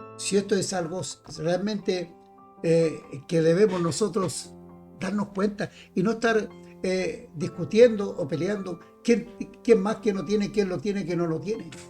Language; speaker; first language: Spanish; native; Spanish